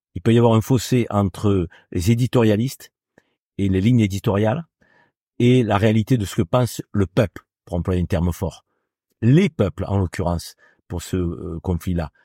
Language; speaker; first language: French; native; French